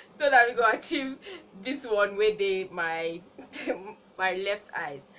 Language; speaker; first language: Nigerian Pidgin; non-native, local second language; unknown